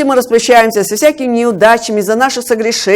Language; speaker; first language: Russian; native; Russian